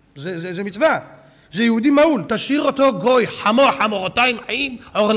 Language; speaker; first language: Hebrew; native; Hebrew